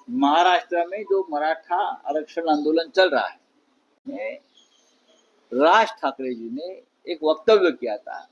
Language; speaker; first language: Hindi; non-native, local second language; Marathi